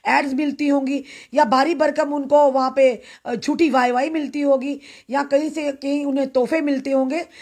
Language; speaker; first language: Hindi; native; Hindi